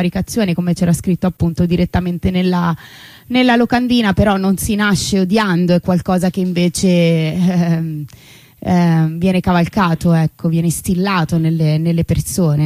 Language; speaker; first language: Italian; native; Italian